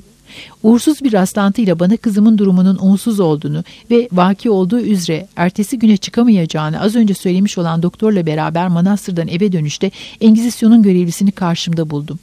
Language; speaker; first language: Turkish; native; Turkish